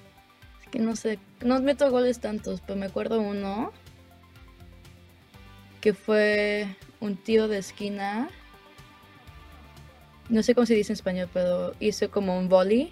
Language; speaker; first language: Spanish; early bilingual, heritage; Spanish